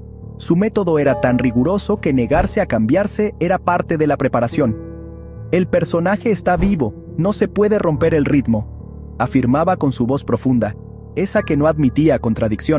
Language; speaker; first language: Spanish; native; Spanish